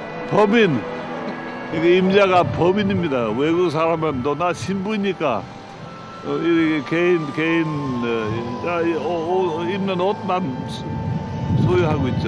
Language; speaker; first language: Korean; non-native, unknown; English